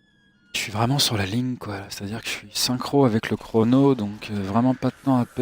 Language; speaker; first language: French; native; French